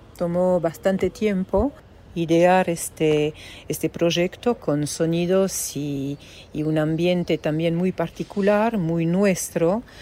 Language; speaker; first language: Spanish; non-native, fluent; French